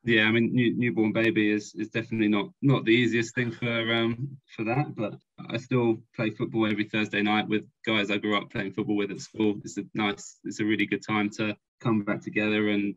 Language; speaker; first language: English; native; English